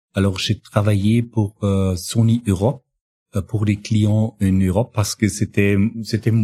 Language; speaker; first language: French; non-native, learner; German